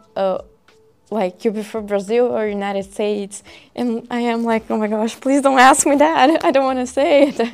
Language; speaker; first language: English; non-native, fluent; Portuguese